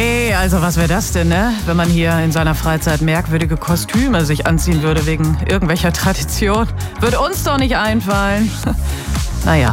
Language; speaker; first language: German; native; German